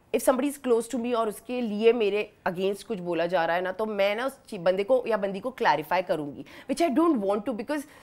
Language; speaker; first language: Hindi; native; Hindi